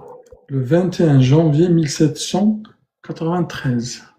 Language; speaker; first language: French; native; French